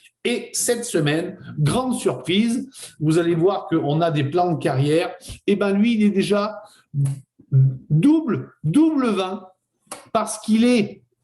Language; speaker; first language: French; native; French